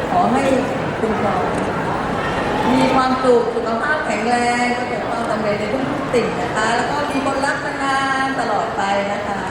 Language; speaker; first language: Thai; native; Thai